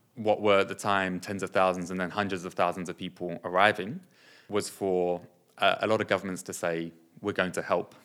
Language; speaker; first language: English; native; English